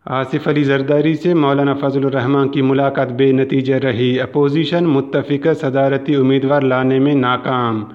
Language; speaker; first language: Urdu; non-native, local second language; Baluchi